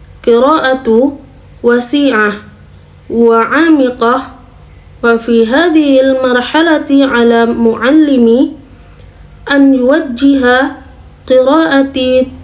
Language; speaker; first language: Arabic; non-native, learner; Indonesian